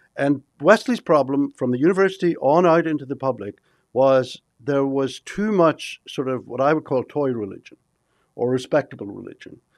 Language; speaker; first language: English; native; English